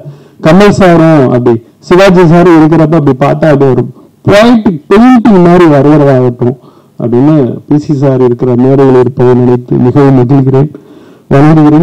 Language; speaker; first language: Tamil; native; Tamil